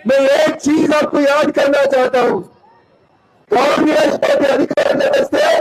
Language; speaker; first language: Hindi; non-native, local second language; Telugu